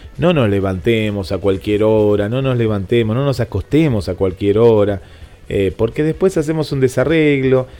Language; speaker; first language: Spanish; native; Spanish